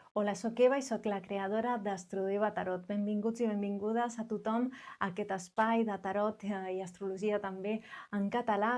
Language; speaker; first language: Catalan; non-native, local second language; Spanish